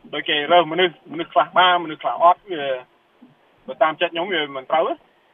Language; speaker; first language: Khmer; early bilingual, heritage; Khmer